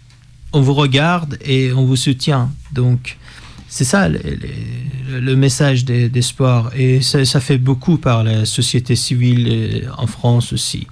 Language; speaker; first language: French; non-native, fluent; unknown